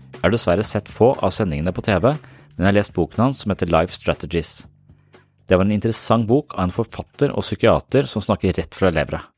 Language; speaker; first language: Norwegian; native; Norwegian